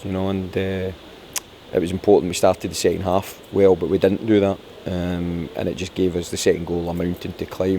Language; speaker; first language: English; native; English